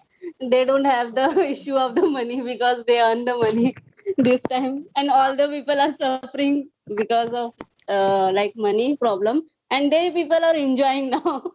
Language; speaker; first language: English; non-native, learner; Hindi